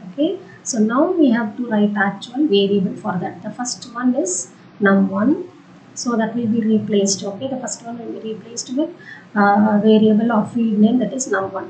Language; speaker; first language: English; non-native, local second language; Tamil